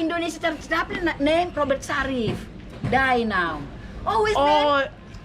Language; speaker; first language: English; non-native, learner; Indonesian